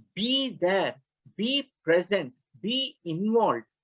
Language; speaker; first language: English; non-native, local second language; Kannada